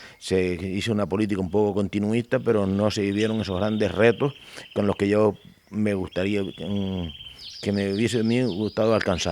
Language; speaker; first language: Spanish; native; Spanish